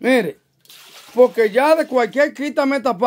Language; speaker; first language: Spanish; native; Spanish